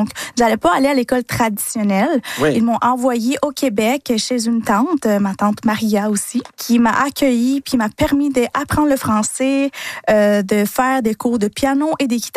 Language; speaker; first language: French; early bilingual, other home language; Spanish